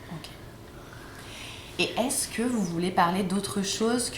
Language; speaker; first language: French; native; French